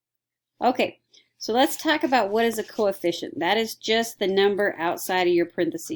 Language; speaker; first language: English; native; English